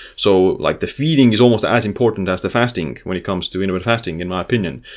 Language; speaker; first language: English; non-native, fluent; Estonian